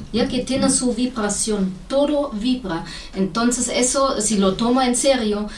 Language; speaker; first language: Spanish; non-native, fluent; German